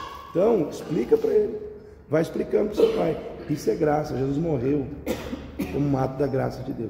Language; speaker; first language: Portuguese; native; Portuguese